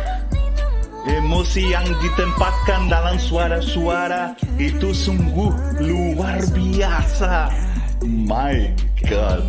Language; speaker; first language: Indonesian; non-native, fluent; Portuguese